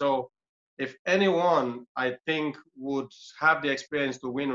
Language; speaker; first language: English; non-native, local second language; Krio